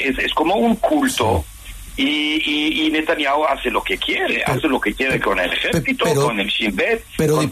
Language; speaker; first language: Spanish; non-native, fluent; Hebrew